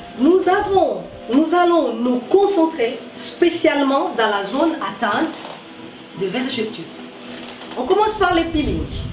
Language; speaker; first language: French; non-native, local second language; Lingala